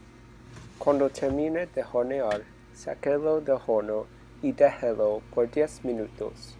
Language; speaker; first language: Spanish; non-native, learner; English